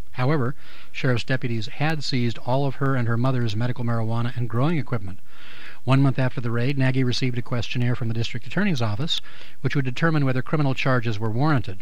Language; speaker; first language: English; native; English